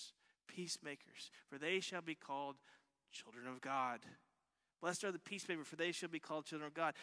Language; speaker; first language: English; native; English